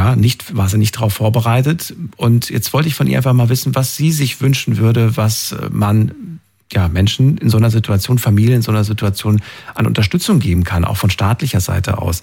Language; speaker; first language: German; native; German